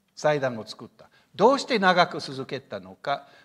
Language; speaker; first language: Japanese; non-native, fluent; English